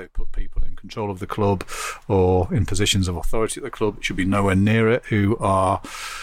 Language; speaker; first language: English; native; English